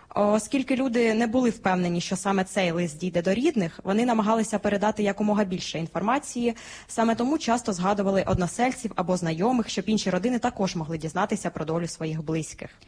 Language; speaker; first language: Ukrainian; native; Ukrainian